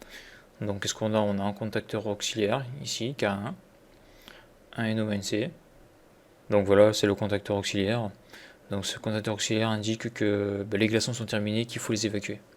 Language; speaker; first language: French; native; French